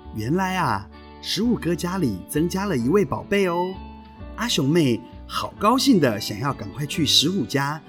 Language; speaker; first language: Chinese; non-native, local second language; Hakka Chinese